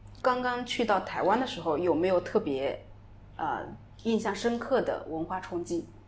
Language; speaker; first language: Chinese; native; Chinese